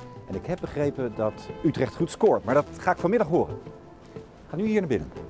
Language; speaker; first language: Dutch; native; Dutch